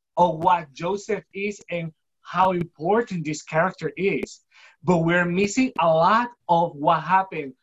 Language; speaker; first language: English; non-native, fluent; Spanish